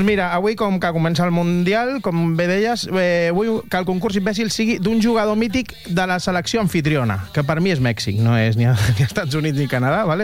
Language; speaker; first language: Catalan; native; Catalan